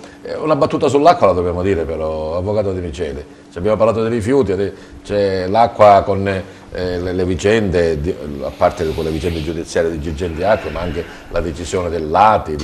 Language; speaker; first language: Italian; native; Italian